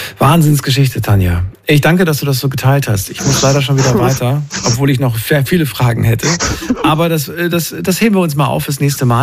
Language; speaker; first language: German; native; German